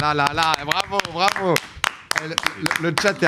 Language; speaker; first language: French; native; French